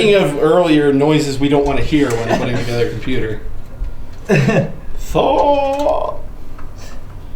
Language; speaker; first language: English; native; English